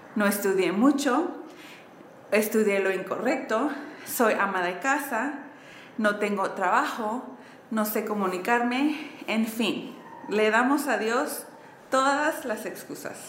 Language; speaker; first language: Spanish; early bilingual, heritage; Spanish